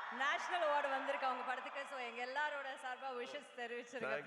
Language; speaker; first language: Tamil; native; Tamil